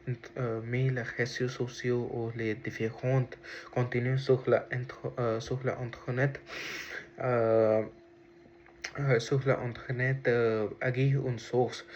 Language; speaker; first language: French; non-native, learner; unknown